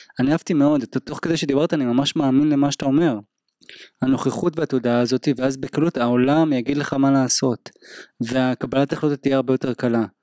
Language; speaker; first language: Hebrew; native; Hebrew